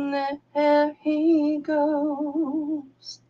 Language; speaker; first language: English; native; English